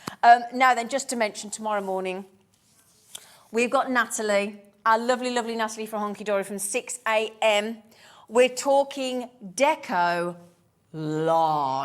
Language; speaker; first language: English; native; English